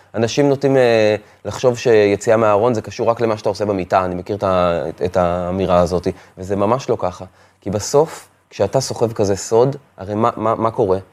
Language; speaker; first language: Hebrew; native; Hebrew